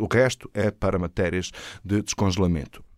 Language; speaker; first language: Portuguese; native; Portuguese